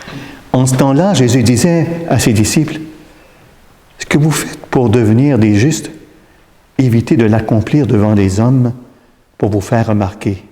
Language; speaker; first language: French; native; French